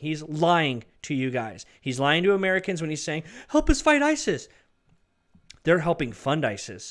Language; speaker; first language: English; native; English